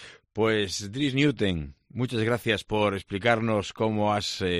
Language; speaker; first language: Spanish; native; Spanish